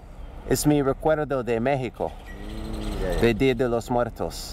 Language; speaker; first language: Spanish; non-native, learner; English